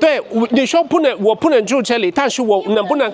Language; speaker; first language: Chinese; non-native, fluent; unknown